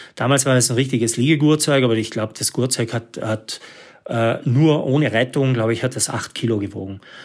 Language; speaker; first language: German; native; German